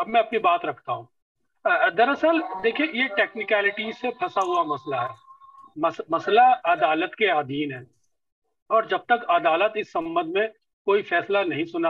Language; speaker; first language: Hindi; native; Hindi